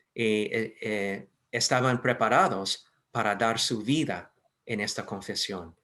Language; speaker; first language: Spanish; non-native, fluent; English